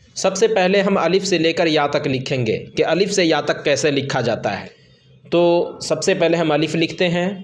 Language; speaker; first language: Hindi; native; Hindi